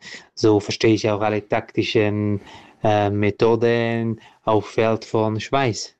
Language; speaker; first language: German; non-native, learner; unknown